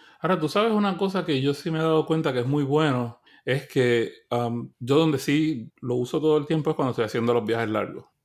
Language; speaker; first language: Spanish; native; Spanish